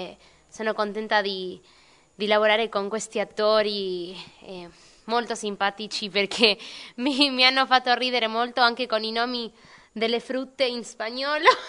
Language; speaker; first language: Italian; non-native, fluent; Spanish